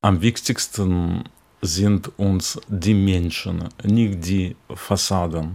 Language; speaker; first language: German; non-native, fluent; Russian